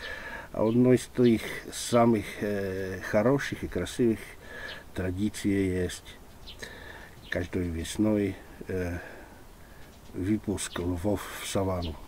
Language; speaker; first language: Russian; non-native, fluent; Czech